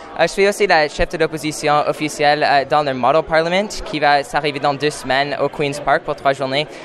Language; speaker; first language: French; non-native, fluent; English